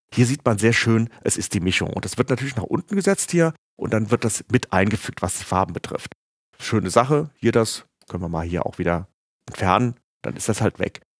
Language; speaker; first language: German; native; German